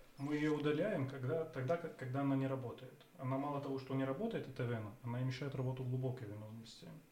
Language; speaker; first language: Russian; non-native, fluent; Arabic